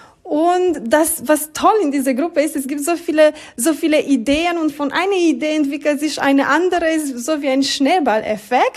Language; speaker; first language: German; non-native, learner; Romanian